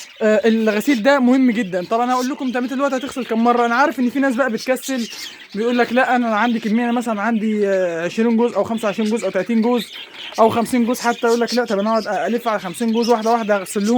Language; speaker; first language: Arabic; native; Arabic